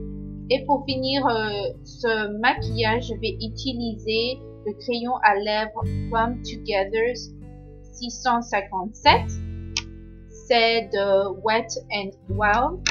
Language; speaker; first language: French; non-native, learner; Spanish